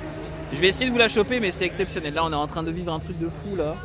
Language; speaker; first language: French; native; French